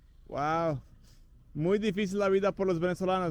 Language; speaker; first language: Spanish; non-native, learner; English